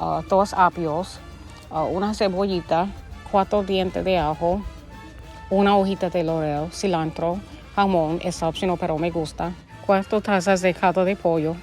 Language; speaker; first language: Spanish; early bilingual, heritage; Spanish